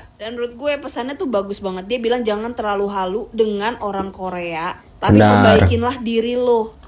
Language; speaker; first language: Indonesian; native; Indonesian